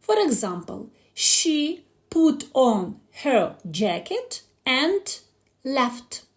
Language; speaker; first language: English; non-native, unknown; Ukrainian